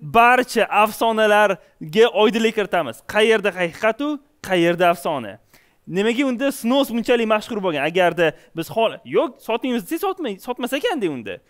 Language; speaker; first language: Uzbek; native; Uzbek